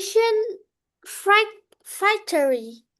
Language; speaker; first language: English; non-native, learner; Vietnamese